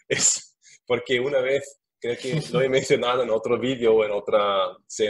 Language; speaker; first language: Spanish; non-native, learner; German